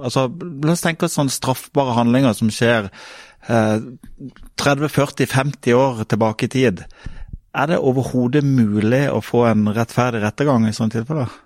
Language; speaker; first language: Norwegian; native; Norwegian